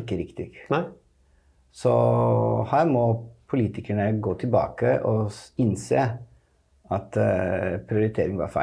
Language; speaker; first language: Norwegian; non-native, fluent; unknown